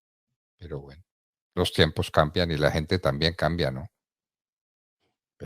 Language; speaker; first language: Spanish; native; Spanish